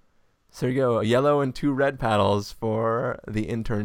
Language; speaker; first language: English; native; English